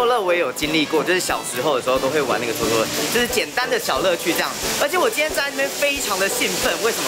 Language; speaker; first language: Chinese; native; Chinese